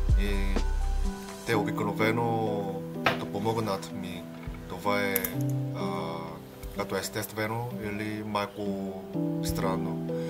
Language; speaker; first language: Bulgarian; non-native, learner; Korean